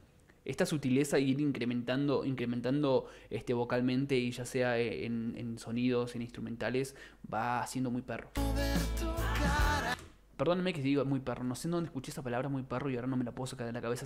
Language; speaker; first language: Spanish; native; Spanish